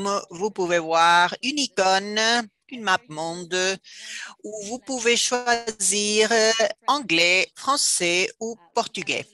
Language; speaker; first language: French; non-native, fluent; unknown